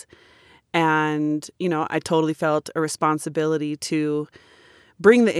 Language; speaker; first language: English; native; English